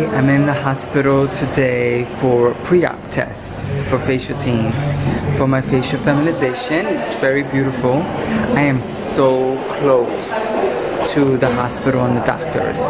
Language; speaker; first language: English; early bilingual, other home language; Spanish